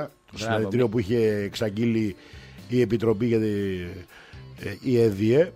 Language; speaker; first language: Greek; native; Greek